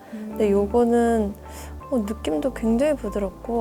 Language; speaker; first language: Korean; native; Korean